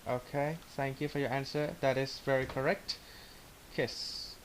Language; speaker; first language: English; non-native, learner; Vietnamese